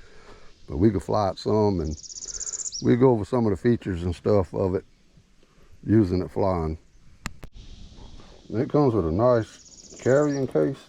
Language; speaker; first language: English; native; English